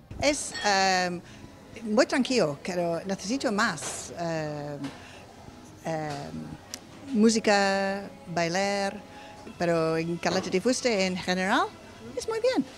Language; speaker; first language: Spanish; non-native, learner; Italian